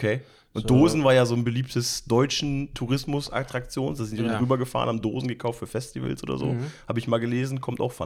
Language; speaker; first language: German; native; German